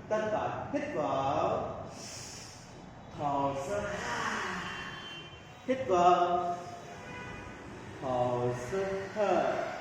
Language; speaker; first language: Vietnamese; non-native, learner; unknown